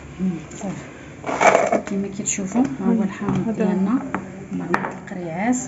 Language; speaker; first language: Arabic; native; Arabic